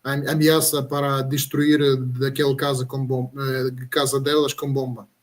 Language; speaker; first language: Portuguese; non-native, learner; Russian